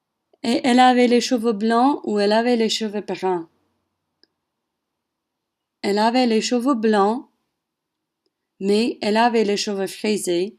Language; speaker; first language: French; non-native, learner; English